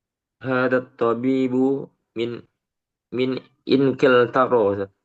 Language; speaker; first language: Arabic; non-native, learner; Indonesian